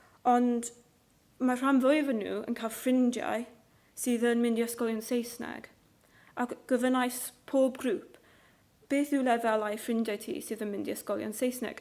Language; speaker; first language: Welsh; non-native, local second language; English